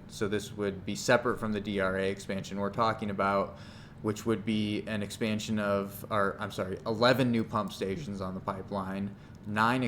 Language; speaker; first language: English; native; English